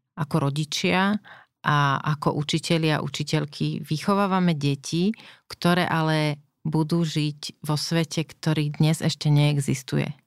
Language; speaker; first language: Slovak; native; Slovak